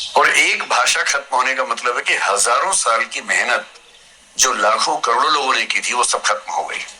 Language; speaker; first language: Hindi; native; Hindi